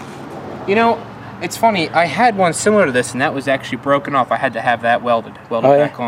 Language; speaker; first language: English; native; English